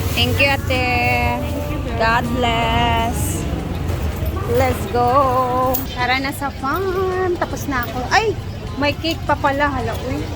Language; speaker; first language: Filipino; non-native, local second language; Cebuano